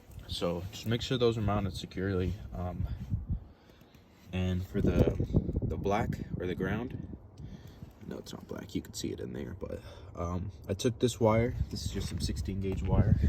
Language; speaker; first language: English; native; English